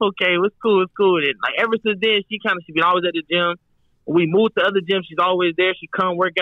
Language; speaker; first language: English; native; English